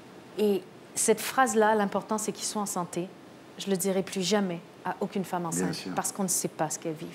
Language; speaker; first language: French; native; French